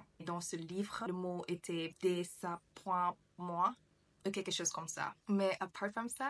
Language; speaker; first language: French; non-native, learner; English